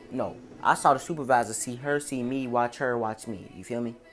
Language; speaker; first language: English; native; English